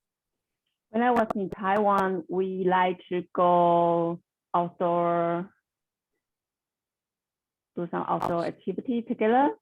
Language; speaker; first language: English; non-native, learner; Chinese